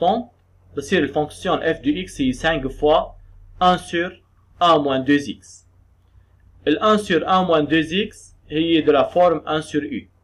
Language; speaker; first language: French; non-native, local second language; Arabic